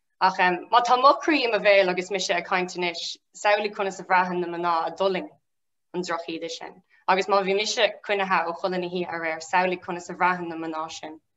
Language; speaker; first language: Irish; non-native, local second language; English